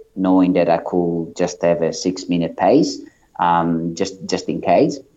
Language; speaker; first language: English; non-native, fluent; Italian